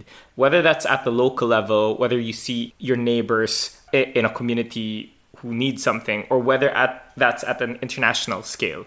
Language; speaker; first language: English; non-native, local second language; Hiligaynon